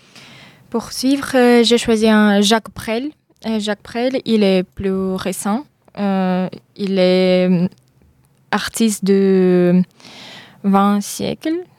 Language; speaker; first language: French; non-native, learner; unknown